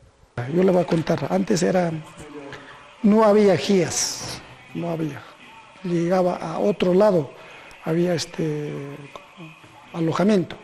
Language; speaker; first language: Spanish; non-native, local second language; Quechua